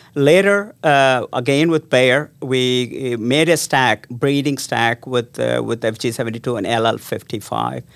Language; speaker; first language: English; non-native, local second language; Tamil